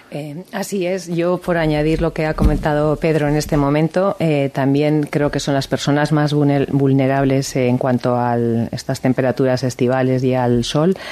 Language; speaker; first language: Spanish; native; Spanish